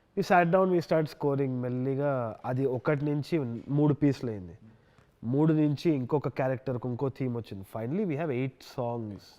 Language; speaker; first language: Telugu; native; Telugu